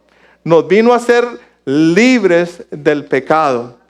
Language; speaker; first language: Spanish; native; Spanish